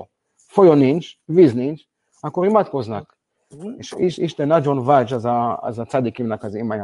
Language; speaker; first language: Hungarian; non-native, learner; Hebrew